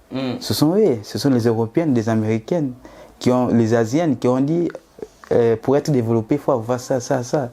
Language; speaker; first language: French; non-native, fluent; Portuguese